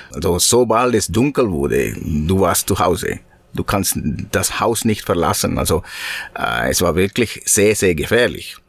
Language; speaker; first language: German; non-native, fluent; Sinhala